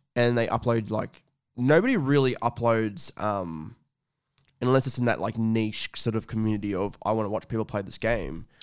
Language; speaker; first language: English; native; English